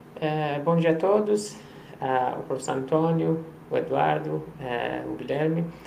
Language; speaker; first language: Portuguese; non-native, fluent; Persian